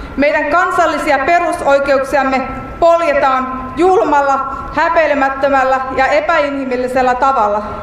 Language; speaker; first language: Finnish; native; Finnish